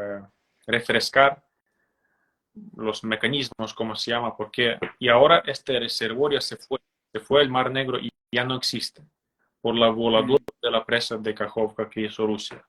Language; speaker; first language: Spanish; non-native, fluent; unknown